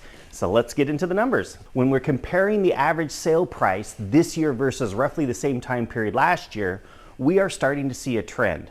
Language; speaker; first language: English; native; English